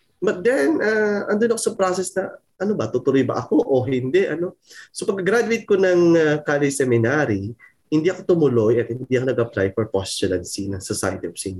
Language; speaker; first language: Filipino; non-native, local second language; Pampanga